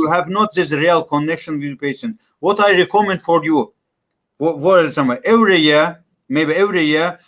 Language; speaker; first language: English; non-native, learner; Russian